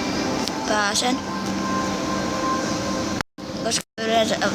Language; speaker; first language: Finnish; native; Finnish